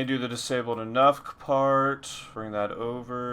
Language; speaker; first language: English; native; English